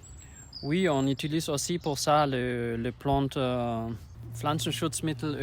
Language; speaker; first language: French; non-native, learner; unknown